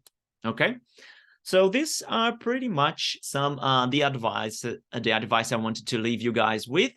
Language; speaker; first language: English; non-native, fluent; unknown